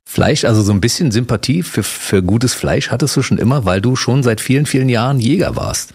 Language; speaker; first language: German; native; German